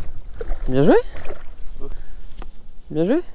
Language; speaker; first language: French; native; French